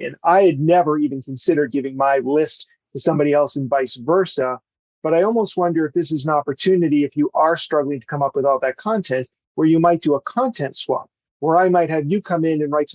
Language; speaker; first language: English; native; English